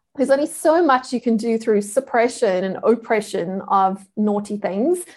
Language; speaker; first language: English; native; English